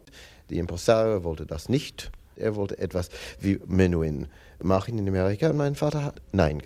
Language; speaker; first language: German; non-native, fluent; English